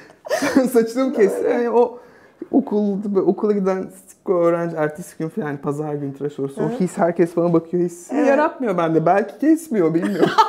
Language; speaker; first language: Turkish; native; Turkish